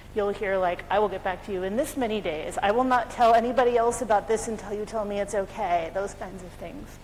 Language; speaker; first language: English; native; English